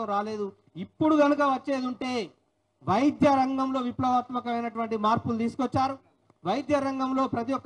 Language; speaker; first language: Telugu; native; Telugu